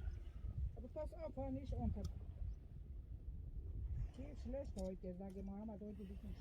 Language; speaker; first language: German; non-native, learner; Arabic